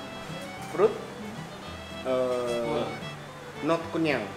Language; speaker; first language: English; non-native, learner; Indonesian